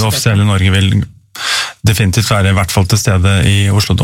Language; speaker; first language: Norwegian; native; Norwegian